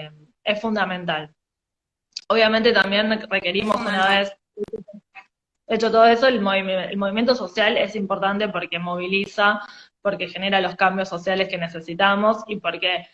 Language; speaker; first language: Spanish; native; Spanish